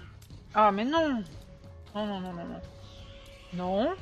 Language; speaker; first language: French; native; French